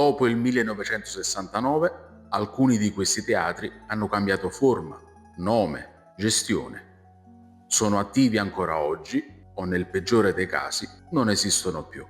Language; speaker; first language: Italian; native; Italian